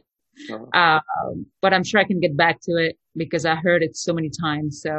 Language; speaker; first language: English; non-native, fluent; French